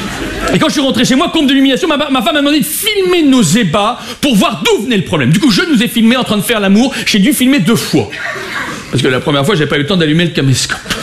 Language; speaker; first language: French; native; French